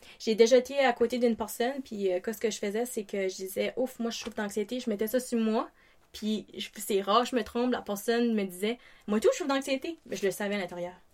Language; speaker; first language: French; native; French